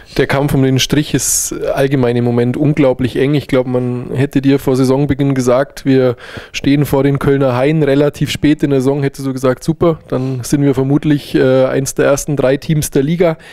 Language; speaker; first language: German; native; German